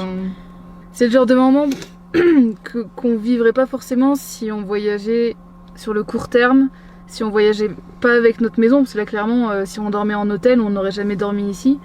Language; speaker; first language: French; native; French